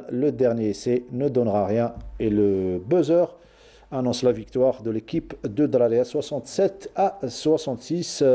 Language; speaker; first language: French; non-native, local second language; Arabic